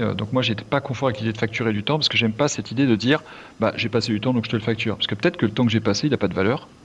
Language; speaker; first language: French; native; French